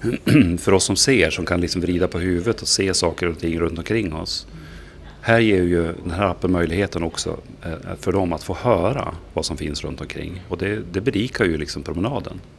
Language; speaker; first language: Swedish; native; Swedish